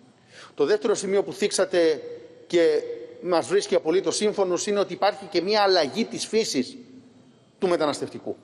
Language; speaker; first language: Greek; native; Greek